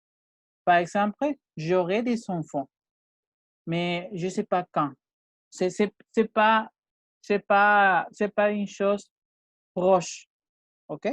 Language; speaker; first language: French; non-native, fluent; Spanish